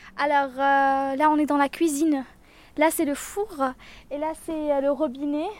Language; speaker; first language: French; non-native, local second language; Arabic